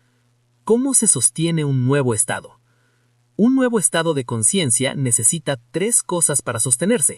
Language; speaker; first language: Spanish; native; Spanish